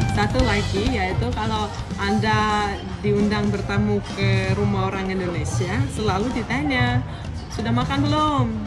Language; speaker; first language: Indonesian; non-native, fluent; Russian